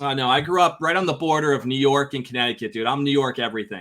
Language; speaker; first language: English; native; English